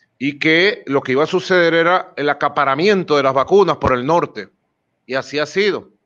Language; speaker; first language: Spanish; native; Spanish